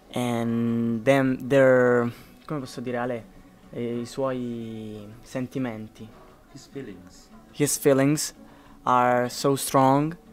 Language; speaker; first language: English; non-native, learner; Italian